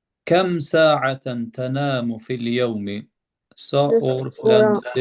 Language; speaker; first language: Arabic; non-native, fluent; Albanian